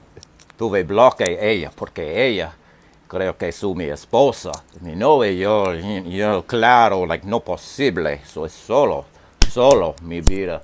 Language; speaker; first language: Spanish; non-native, learner; English